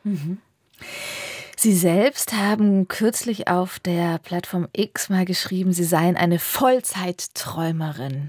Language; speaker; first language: German; native; German